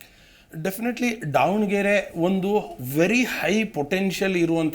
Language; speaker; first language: Kannada; native; Kannada